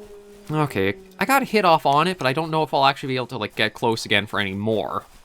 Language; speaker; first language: English; native; English